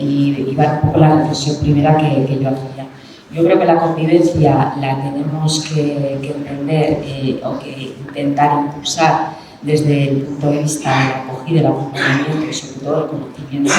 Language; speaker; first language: Spanish; native; Spanish